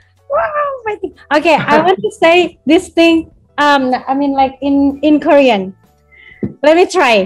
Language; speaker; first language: English; non-native, local second language; Indonesian